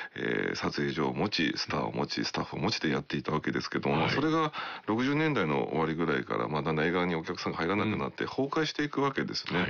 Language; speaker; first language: Japanese; native; Japanese